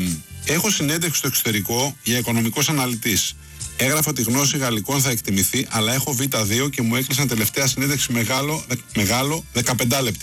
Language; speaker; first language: Greek; native; Greek